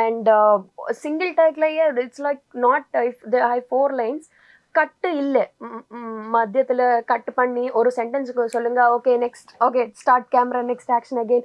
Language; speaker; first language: Tamil; non-native, learner; Telugu